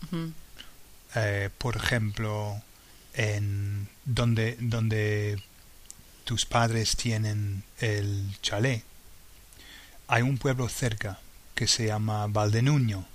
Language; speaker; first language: Spanish; non-native, fluent; English